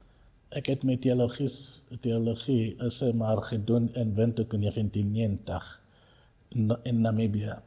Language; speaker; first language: Afrikaans; non-native, local second language; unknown